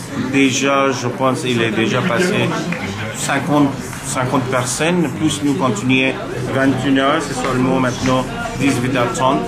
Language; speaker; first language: French; non-native, learner; Bangla